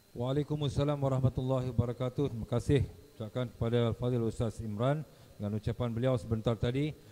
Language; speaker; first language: Malay; native; Malay